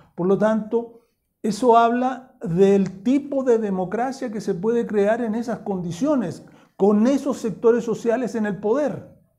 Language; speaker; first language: Spanish; native; Spanish